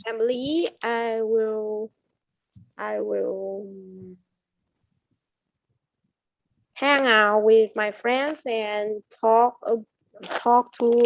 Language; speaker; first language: English; non-native, learner; Vietnamese